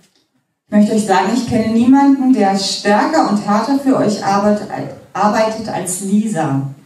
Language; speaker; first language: German; native; German